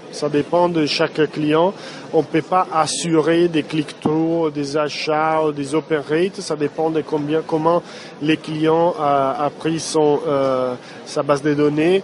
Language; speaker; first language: French; non-native, fluent; Italian